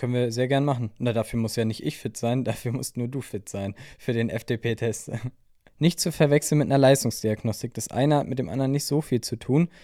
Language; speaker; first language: German; native; German